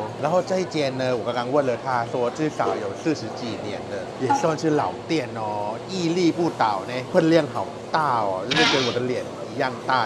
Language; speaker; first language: Chinese; non-native, fluent; Thai